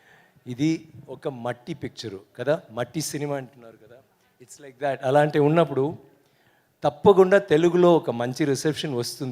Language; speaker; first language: Telugu; non-native, learner; Tamil